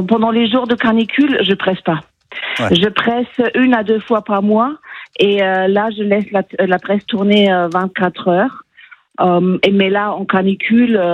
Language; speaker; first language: French; non-native, fluent; German